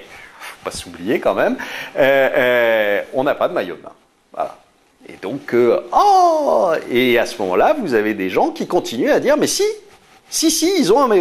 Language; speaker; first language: French; native; French